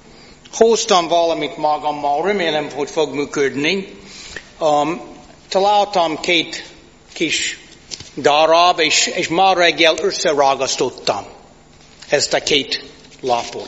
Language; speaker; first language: Hungarian; non-native, fluent; English